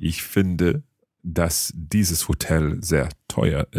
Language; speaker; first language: German; non-native, learner; English